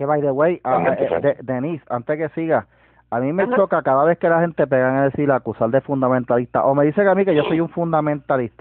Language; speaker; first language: Spanish; native; Spanish